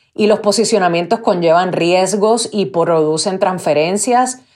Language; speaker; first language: Spanish; native; Spanish